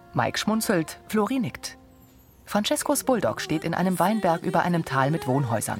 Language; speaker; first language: German; native; German